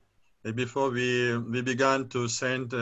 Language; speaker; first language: English; non-native, learner; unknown